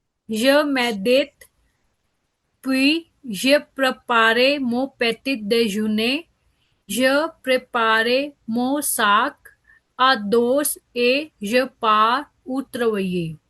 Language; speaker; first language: French; non-native, learner; Punjabi